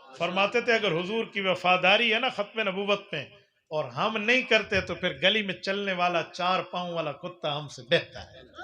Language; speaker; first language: Urdu; non-native, local second language; Punjabi